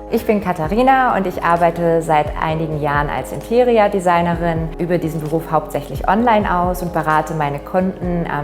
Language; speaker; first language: German; native; German